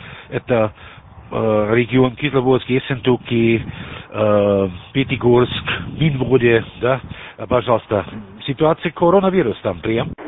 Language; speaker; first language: Russian; non-native, learner; German